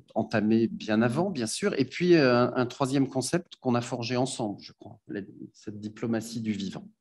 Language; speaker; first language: French; native; French